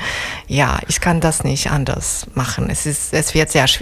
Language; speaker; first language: German; non-native, fluent; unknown